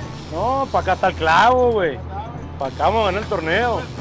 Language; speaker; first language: Spanish; native; Spanish